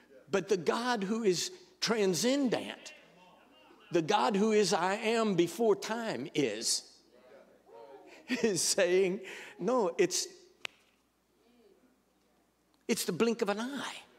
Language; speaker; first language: English; native; English